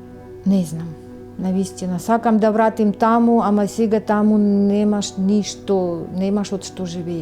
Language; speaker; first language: Macedonian; non-native, learner; Russian